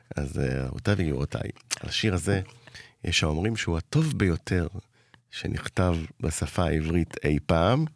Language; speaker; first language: Hebrew; native; Hebrew